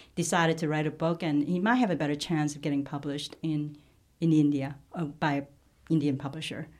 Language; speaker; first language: English; non-native, local second language; Chinese